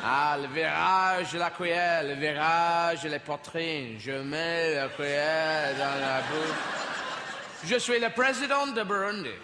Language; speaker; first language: French; non-native, learner; English